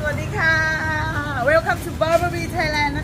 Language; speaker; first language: English; non-native, learner; Thai